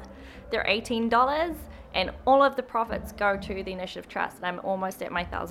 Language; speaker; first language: English; native; English